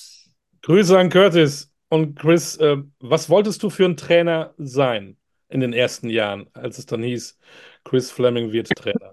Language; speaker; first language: German; native; German